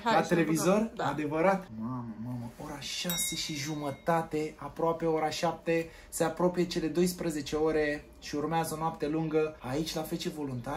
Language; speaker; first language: Romanian; native; Romanian